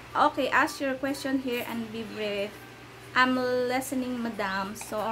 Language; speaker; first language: English; non-native, local second language; Filipino